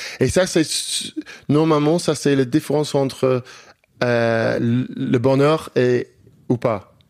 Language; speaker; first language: French; non-native, learner; English